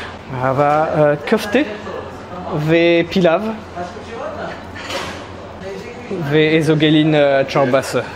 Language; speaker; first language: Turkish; non-native, learner; French